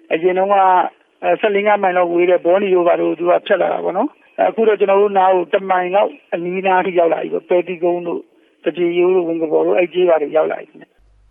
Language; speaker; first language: Burmese; native; Burmese